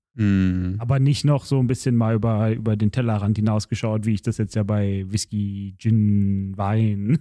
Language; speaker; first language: German; native; German